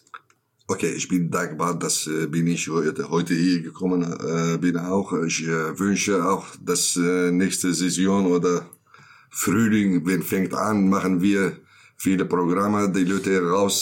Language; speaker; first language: German; non-native, learner; Kurdish